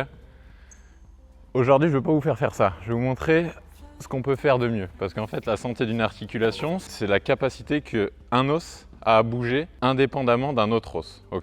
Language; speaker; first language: French; native; French